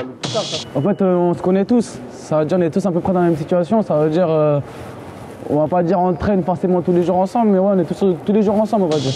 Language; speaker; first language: French; early bilingual, other home language; Portuguese